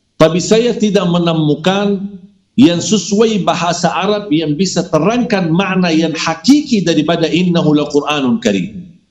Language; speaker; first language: Malay; non-native, fluent; Arabic